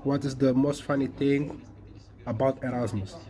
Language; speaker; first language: English; non-native, learner; Portuguese